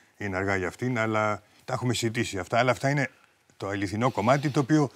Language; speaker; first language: Greek; early bilingual, heritage; Greek